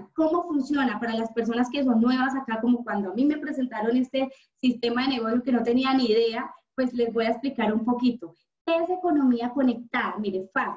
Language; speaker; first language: Spanish; native; Spanish